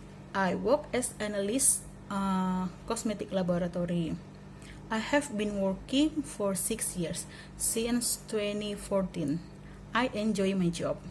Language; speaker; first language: English; non-native, learner; Indonesian